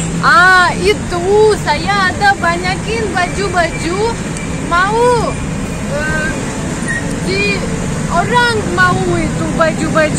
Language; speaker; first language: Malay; non-native, learner; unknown